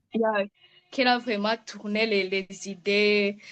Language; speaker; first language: French; non-native, local second language; Rundi